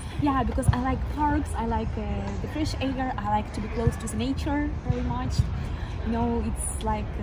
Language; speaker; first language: English; non-native, fluent; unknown